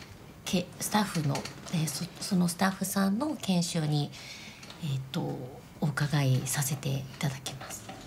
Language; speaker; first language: Japanese; native; Japanese